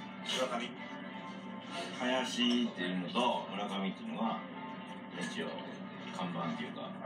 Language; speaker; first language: Japanese; native; Japanese